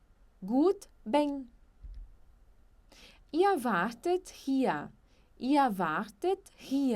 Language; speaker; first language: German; non-native, fluent; Portuguese